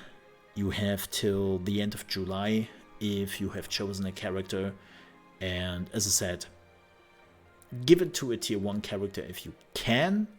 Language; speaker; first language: English; non-native, fluent; German